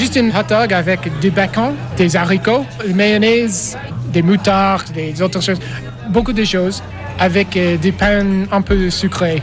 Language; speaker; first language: French; non-native, learner; English